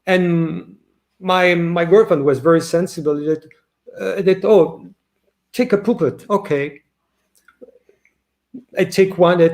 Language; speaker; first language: English; non-native, learner; French